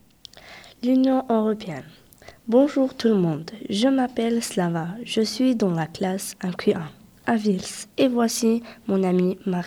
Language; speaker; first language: French; non-native, local second language; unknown